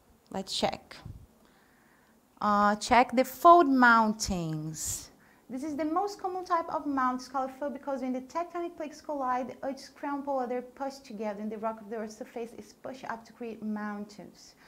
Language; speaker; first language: English; non-native, fluent; Portuguese